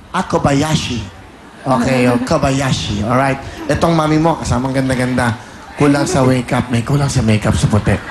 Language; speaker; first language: Filipino; native; Filipino